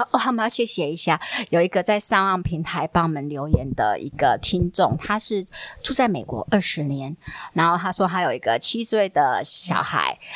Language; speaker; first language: Chinese; native; Chinese